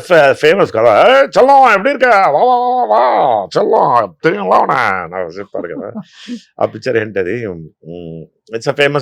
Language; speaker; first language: Telugu; non-native, fluent; Tamil